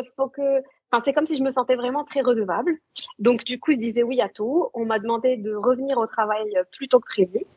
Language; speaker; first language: French; non-native, local second language; Arabic